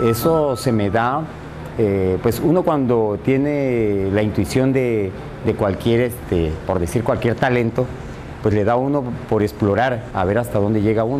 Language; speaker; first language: Spanish; native; Spanish